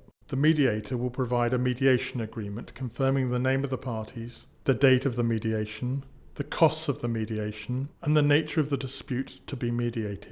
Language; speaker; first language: English; native; English